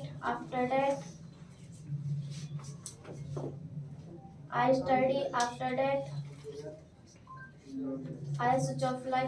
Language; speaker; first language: English; non-native, learner; Hindi